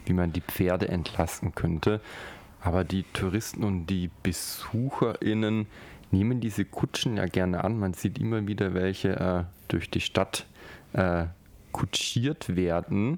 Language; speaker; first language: German; native; German